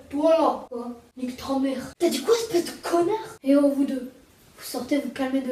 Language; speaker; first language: French; native; French